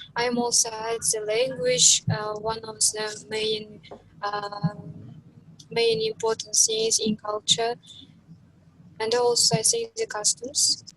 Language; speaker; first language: English; non-native, learner; Kazakh